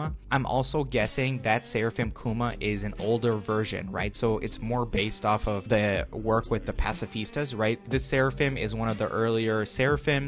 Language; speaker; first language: English; native; English